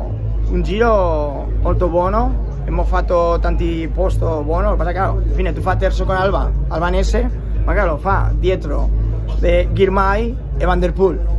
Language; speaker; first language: Italian; non-native, learner; Spanish